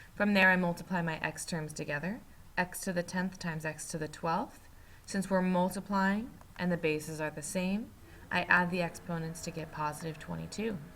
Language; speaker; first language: English; native; English